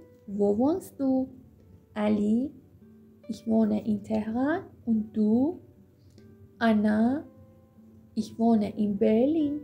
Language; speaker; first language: German; non-native, fluent; Persian